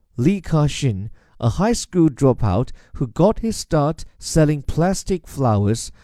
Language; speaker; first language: English; non-native, fluent; Chinese